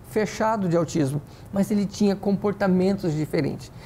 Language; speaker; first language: Portuguese; native; Portuguese